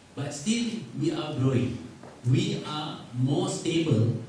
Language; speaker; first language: English; non-native, local second language; Malay